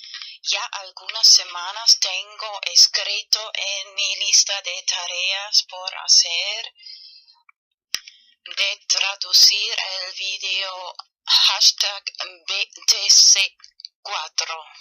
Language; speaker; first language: Spanish; non-native, fluent; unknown